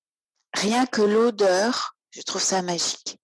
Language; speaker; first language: French; native; French